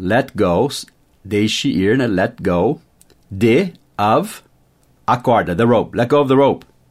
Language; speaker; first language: English; native; English